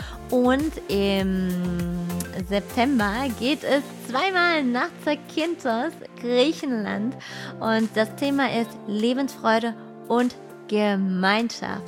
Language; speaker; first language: German; native; German